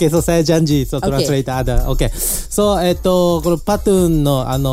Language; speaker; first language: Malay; non-native, learner; Japanese